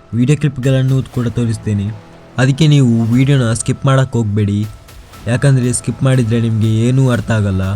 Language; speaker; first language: Kannada; non-native, local second language; Tulu